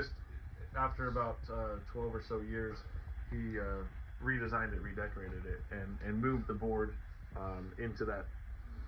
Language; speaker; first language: English; native; English